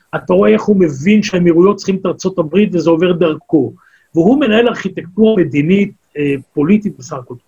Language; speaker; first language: Hebrew; native; Hebrew